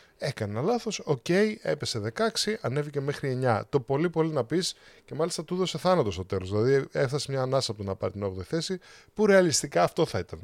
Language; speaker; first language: Greek; native; Greek